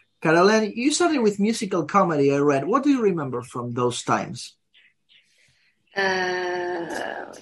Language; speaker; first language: English; non-native, fluent; Spanish